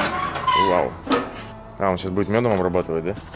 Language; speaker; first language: Russian; native; Russian